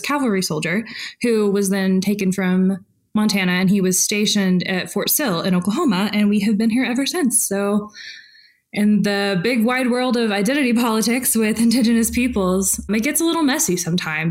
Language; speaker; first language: English; native; English